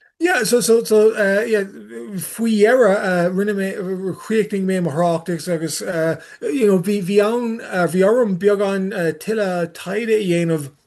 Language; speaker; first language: Irish; non-native, learner; English